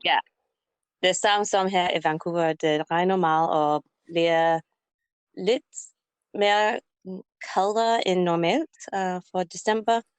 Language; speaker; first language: Danish; non-native, learner; English